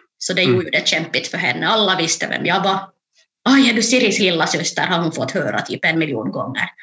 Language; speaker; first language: Swedish; native; Swedish